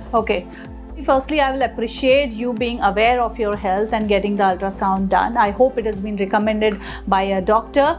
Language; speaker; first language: English; non-native, local second language; Hindi